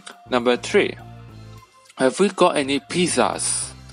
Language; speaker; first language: English; non-native, local second language; Chinese